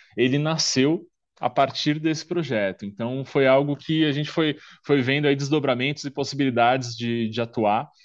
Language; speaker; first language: Portuguese; native; Portuguese